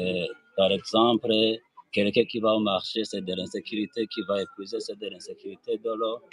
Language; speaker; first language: French; non-native, local second language; Rundi